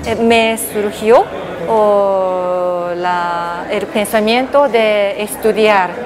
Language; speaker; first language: Spanish; non-native, learner; Japanese